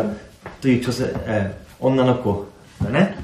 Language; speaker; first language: Japanese; non-native, fluent; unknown